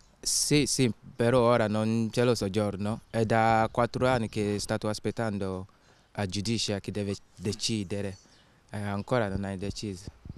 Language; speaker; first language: Italian; non-native, learner; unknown